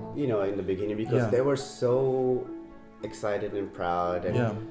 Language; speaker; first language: English; non-native, fluent; Japanese